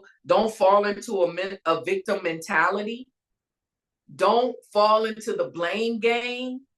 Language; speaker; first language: English; native; English